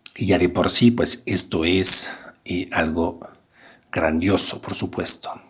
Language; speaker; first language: Spanish; non-native, fluent; French